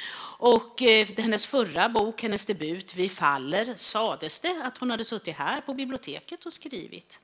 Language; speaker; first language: Swedish; native; Swedish